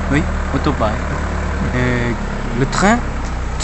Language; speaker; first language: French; non-native, learner; Korean